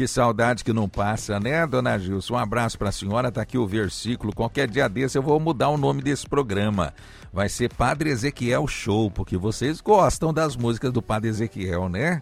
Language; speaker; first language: Portuguese; native; Portuguese